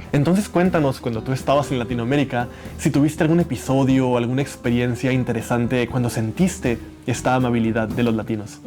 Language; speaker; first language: Spanish; native; Spanish